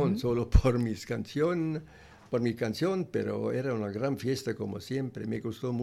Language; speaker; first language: Spanish; non-native, learner; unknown